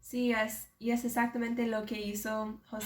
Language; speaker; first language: Spanish; non-native, fluent; English